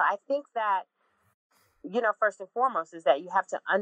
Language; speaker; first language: English; native; English